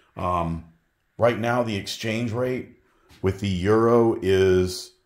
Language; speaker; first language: English; native; English